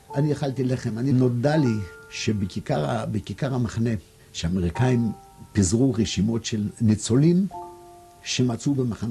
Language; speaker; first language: Hebrew; non-native, fluent; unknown